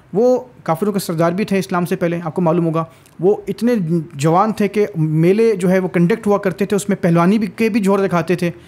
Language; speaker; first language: Urdu; native; Urdu